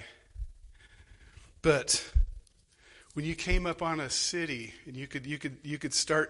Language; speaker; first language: English; native; English